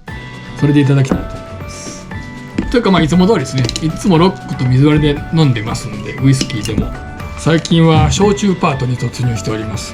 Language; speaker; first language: Japanese; native; Japanese